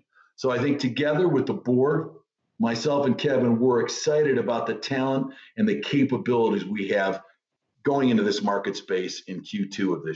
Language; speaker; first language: English; native; English